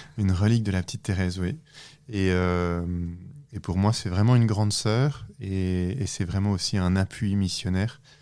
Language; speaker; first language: French; native; French